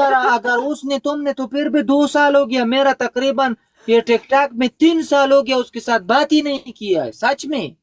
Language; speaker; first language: Hindi; non-native, local second language; Pashto